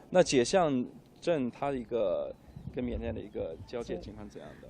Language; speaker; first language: Chinese; native; Chinese